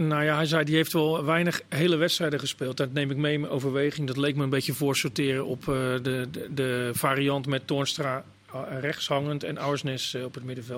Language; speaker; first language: Dutch; native; Dutch